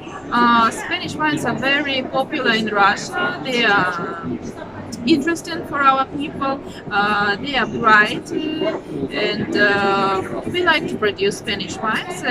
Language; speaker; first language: English; non-native, fluent; Russian